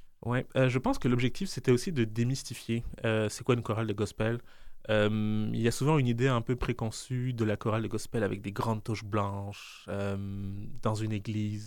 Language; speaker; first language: French; native; French